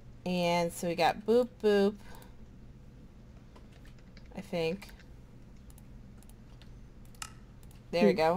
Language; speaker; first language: English; native; English